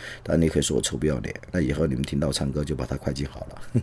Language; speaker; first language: Chinese; native; Chinese